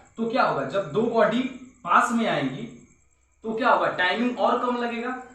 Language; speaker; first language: Hindi; native; Hindi